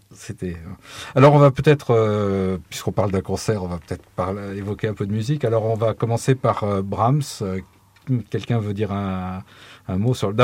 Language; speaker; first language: French; native; French